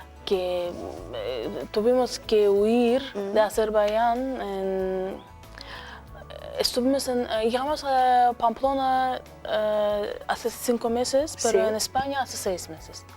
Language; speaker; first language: Spanish; non-native, learner; Azerbaijani